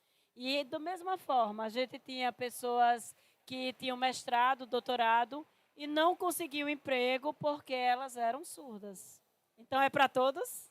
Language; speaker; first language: Portuguese; native; Portuguese